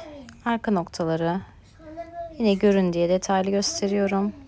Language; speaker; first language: Turkish; native; Turkish